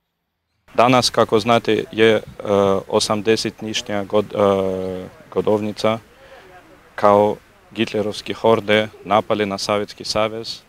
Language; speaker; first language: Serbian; non-native, learner; Russian